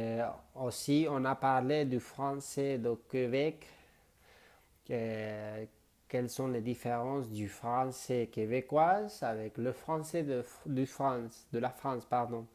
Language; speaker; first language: French; non-native, learner; Spanish